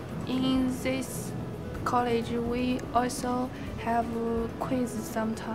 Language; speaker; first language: English; non-native, learner; Chinese